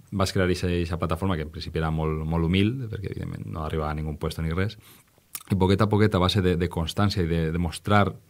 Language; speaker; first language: Catalan; native; Catalan